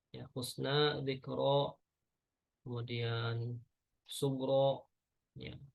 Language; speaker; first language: Indonesian; native; Indonesian